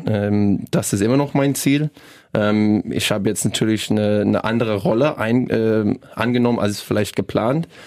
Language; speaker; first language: German; non-native, fluent; English